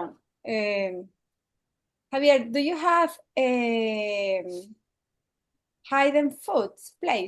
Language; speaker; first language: English; non-native, learner; Spanish